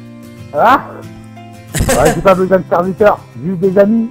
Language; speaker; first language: French; native; French